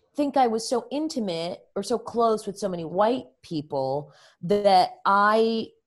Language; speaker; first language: English; early bilingual, other home language; Spanish